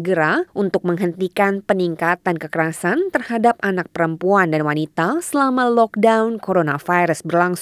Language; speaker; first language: Indonesian; native; Indonesian